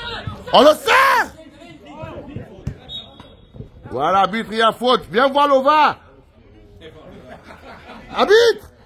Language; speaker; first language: French; native; French